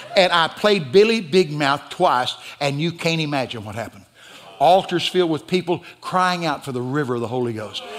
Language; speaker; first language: English; native; English